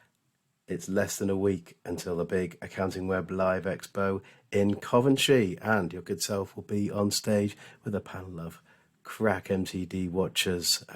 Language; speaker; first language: English; native; English